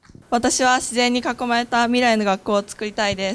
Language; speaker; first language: Japanese; non-native, learner; Korean